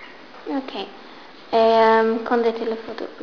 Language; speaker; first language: French; non-native, learner; English